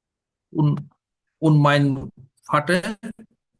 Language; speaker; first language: German; non-native, learner; Bangla